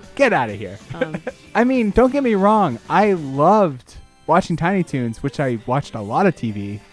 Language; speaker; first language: English; native; English